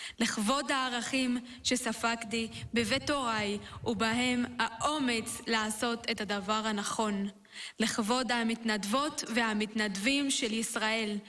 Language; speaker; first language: Hebrew; non-native, local second language; Arabic